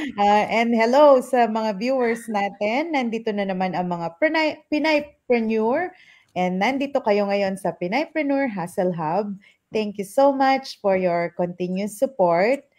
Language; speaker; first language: Filipino; non-native, local second language; Pampanga